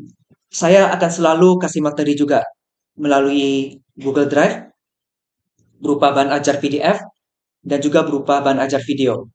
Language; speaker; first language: Indonesian; native; Indonesian